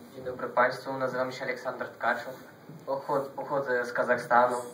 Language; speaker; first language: Polish; non-native, fluent; Russian